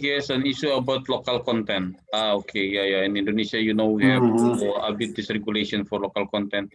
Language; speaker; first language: English; non-native, learner; Indonesian